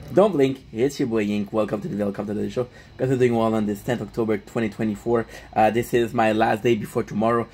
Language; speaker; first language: English; non-native, fluent; French